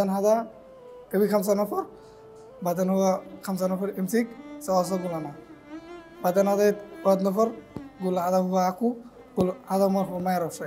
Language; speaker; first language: Arabic; non-native, learner; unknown